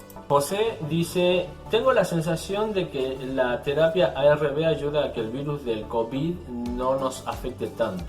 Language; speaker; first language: Spanish; native; Spanish